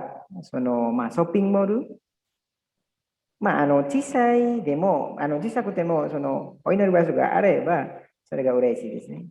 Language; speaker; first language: Japanese; non-native, learner; Indonesian